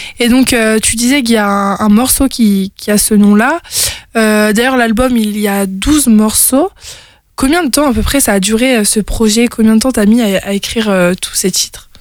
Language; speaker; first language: French; native; French